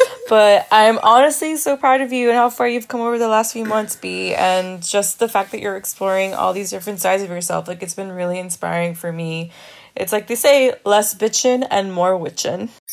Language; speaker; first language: English; early bilingual, other home language; Spanish